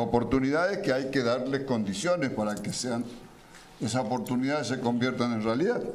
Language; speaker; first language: Spanish; native; Spanish